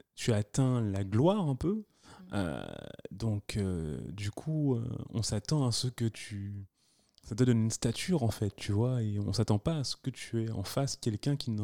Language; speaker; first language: French; native; French